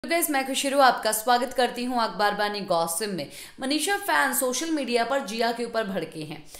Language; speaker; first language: Hindi; non-native, local second language; Punjabi